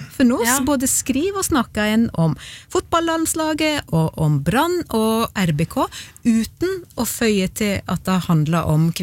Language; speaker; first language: Norwegian; native; Norwegian